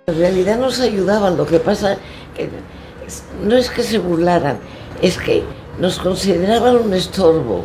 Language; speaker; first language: Spanish; native; Spanish